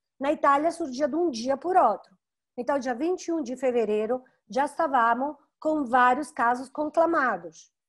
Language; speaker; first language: Portuguese; non-native, fluent; Italian